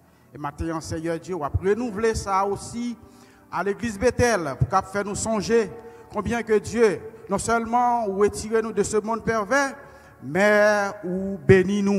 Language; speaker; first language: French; non-native, local second language; Haitian Creole